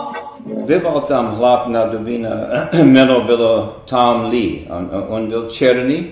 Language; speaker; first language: Czech; early bilingual, heritage; Czech